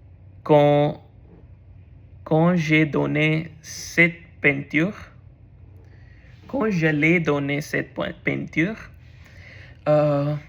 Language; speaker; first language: French; non-native, learner; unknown